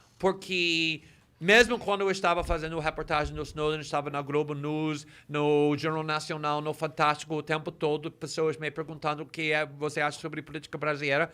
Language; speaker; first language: Portuguese; non-native, fluent; English